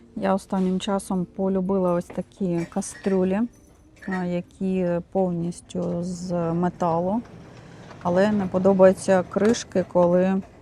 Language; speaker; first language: Ukrainian; native; Ukrainian